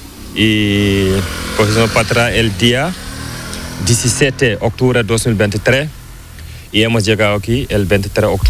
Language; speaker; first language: Spanish; non-native, learner; Fula